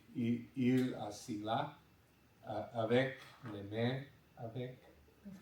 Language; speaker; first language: French; non-native, learner; English